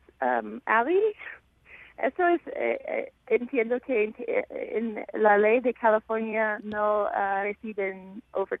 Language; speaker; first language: Spanish; non-native, fluent; English